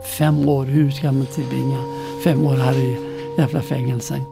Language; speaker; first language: Swedish; non-native, fluent; Persian